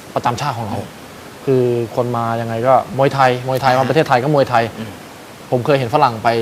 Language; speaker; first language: Thai; non-native, fluent; Spanish